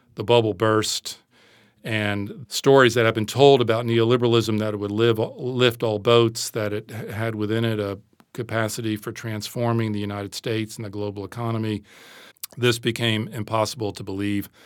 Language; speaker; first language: English; native; English